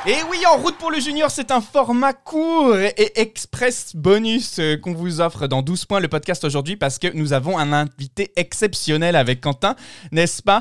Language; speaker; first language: French; native; French